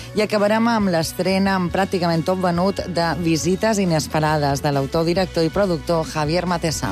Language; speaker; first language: Catalan; native; Catalan